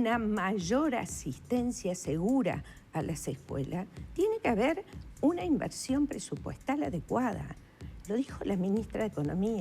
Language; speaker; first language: Spanish; native; Spanish